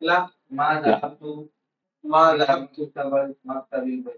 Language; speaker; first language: Arabic; non-native, learner; Urdu